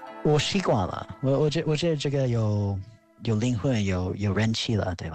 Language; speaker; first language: Chinese; non-native, fluent; English